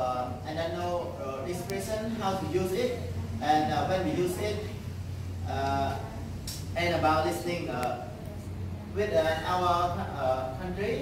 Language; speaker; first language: English; non-native, learner; Khmer